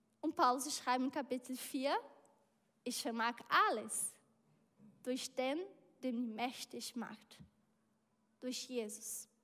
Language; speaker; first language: German; non-native, learner; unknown